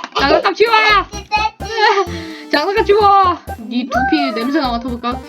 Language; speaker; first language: Korean; native; Korean